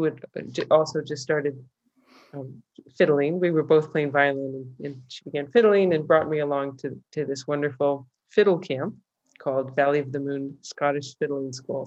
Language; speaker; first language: English; native; English